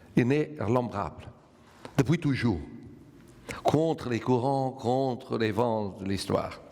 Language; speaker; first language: French; non-native, fluent; Portuguese